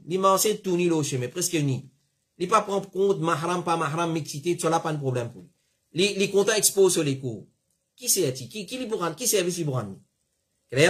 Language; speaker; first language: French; non-native, local second language; Morisyen